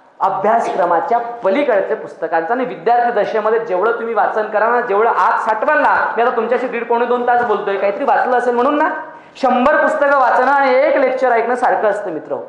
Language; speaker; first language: Marathi; non-native, local second language; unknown